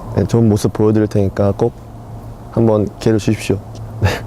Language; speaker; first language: Korean; native; Korean